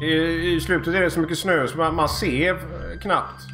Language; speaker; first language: Swedish; native; Swedish